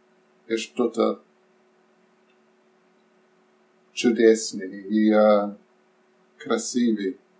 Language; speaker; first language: Russian; non-native, fluent; English